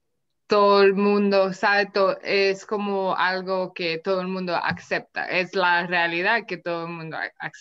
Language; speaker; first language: Spanish; non-native, fluent; Romanian